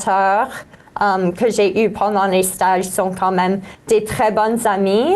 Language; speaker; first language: French; native; French